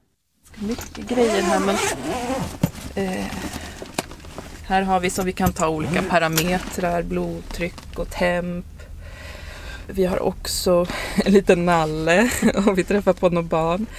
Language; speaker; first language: Swedish; native; Swedish